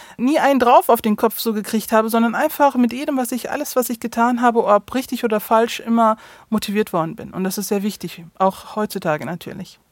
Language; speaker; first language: German; early bilingual, other home language; Turkish